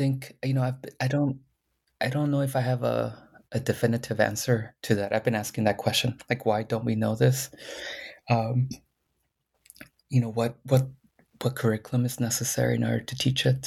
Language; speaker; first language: English; early bilingual, other home language; Spanish